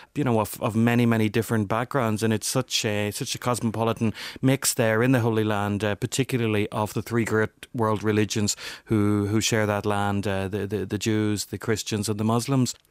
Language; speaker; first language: English; native; English